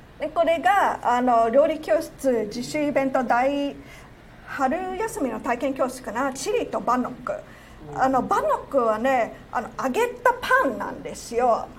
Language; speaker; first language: Japanese; non-native, fluent; Cantonese